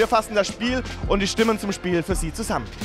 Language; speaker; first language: German; native; German